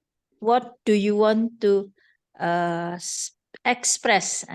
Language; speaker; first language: English; non-native, fluent; Indonesian